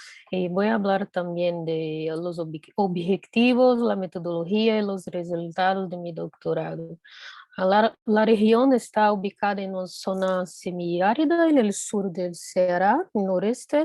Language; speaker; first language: Spanish; non-native, fluent; Portuguese